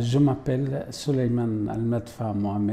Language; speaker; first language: French; non-native, fluent; Arabic